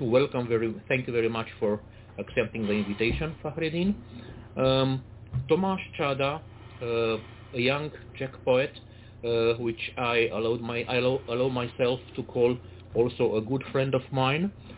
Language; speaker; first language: English; non-native, fluent; Romanian